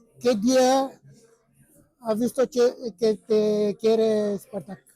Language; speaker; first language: Spanish; non-native, learner; Bulgarian